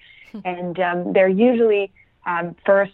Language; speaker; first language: English; non-native, fluent; French